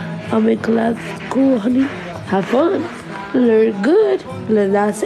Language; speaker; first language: English; early bilingual, other home language; Spanish